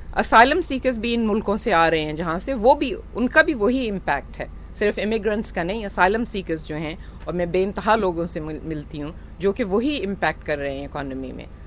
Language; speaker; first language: Urdu; native; Urdu